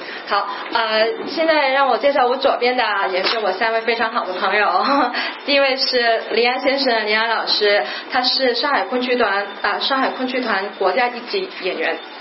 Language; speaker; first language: Chinese; non-native, local second language; Cantonese